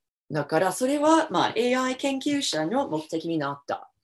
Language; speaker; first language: Japanese; non-native, fluent; English